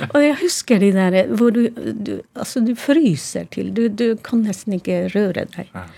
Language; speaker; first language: Norwegian; native; Norwegian